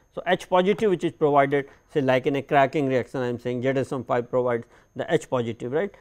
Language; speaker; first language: English; non-native, local second language; Hindi